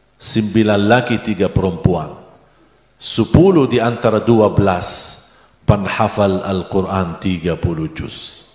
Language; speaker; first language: Indonesian; non-native, fluent; Arabic